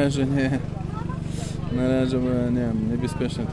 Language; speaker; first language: Polish; non-native, fluent; Chechen